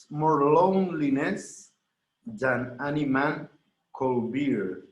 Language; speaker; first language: English; non-native, learner; Spanish